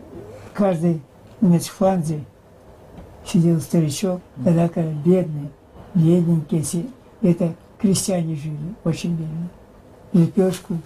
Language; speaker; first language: Russian; native; Russian